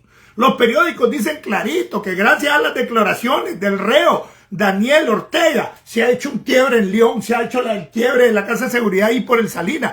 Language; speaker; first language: Spanish; native; Spanish